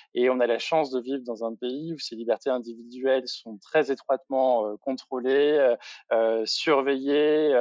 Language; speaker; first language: French; native; French